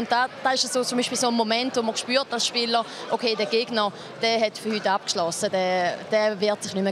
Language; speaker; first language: German; native; German